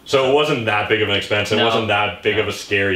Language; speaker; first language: English; native; English